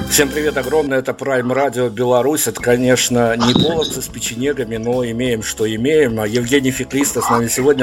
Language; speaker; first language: Russian; native; Russian